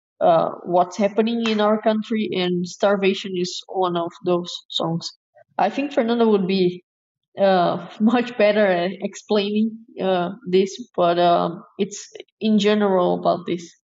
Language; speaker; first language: English; non-native, fluent; Portuguese